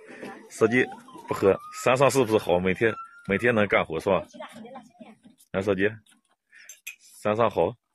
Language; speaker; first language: Chinese; native; Chinese